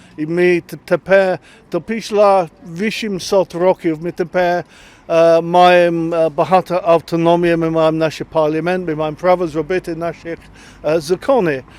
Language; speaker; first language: Ukrainian; early bilingual, heritage; Ukrainian